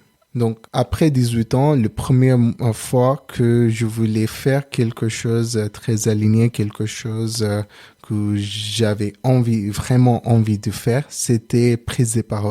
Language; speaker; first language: French; non-native, learner; Telugu